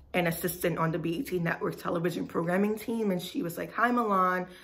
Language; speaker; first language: English; native; English